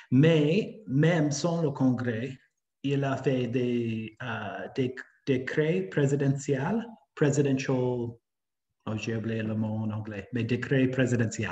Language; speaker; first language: French; non-native, fluent; English